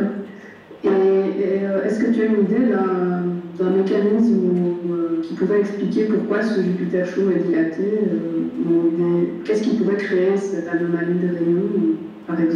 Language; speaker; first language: French; native; French